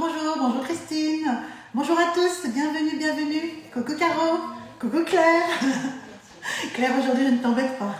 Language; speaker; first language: French; native; French